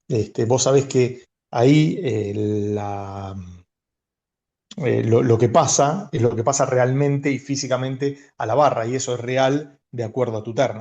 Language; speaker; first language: Spanish; native; Spanish